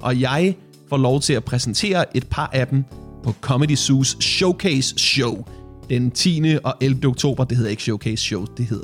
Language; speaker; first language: Danish; native; Danish